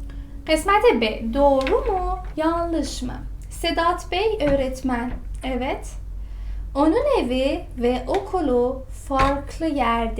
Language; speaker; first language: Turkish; non-native, fluent; Persian